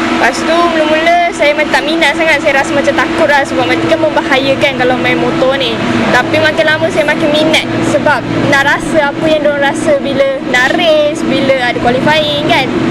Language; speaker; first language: Malay; native; Malay